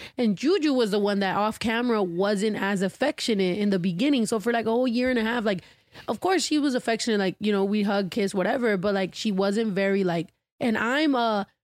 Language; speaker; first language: English; early bilingual, other home language; Spanish